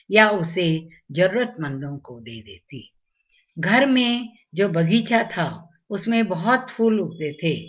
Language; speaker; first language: Hindi; non-native, local second language; Tamil